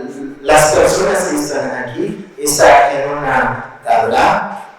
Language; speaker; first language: Spanish; non-native, learner; Haitian Creole